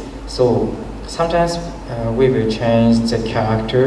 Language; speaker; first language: English; non-native, learner; Japanese